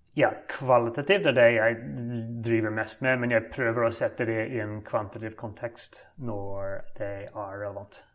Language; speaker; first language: Norwegian; non-native, fluent; English